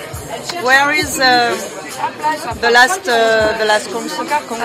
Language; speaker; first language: English; non-native, learner; French